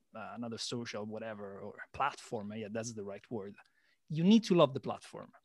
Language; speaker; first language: English; non-native, fluent; Italian